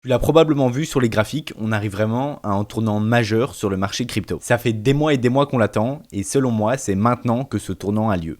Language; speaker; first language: French; native; French